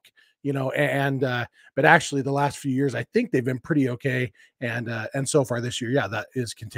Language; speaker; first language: English; native; English